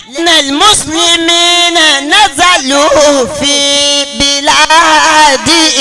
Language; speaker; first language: Arabic; non-native, fluent; Yoruba